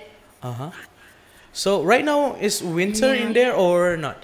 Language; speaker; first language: English; non-native, learner; Indonesian